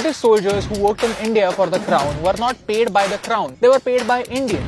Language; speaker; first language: English; non-native, local second language; Hindi